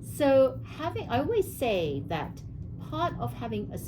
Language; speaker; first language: English; native; English